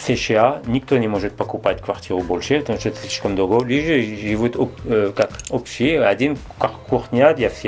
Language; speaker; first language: Russian; non-native, learner; French